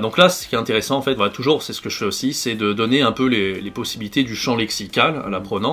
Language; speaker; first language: French; native; French